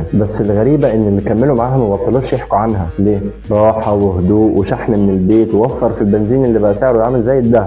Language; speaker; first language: Arabic; native; Arabic